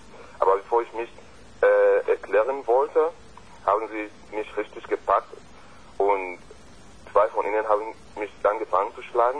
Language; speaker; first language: German; non-native, fluent; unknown